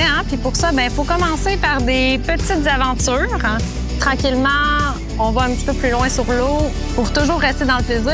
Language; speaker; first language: French; native; French